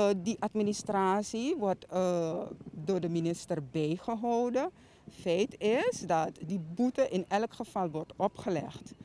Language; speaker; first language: Dutch; native; Dutch